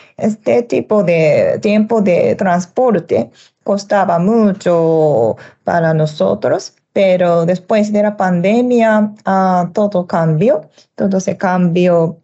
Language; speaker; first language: Spanish; non-native, learner; Japanese